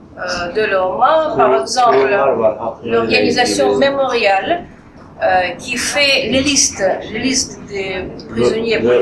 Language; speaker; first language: French; non-native, fluent; Russian